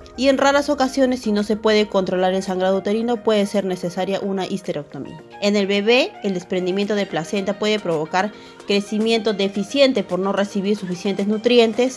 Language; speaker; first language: Spanish; native; Spanish